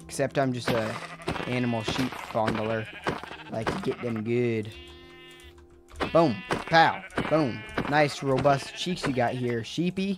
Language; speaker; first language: English; native; English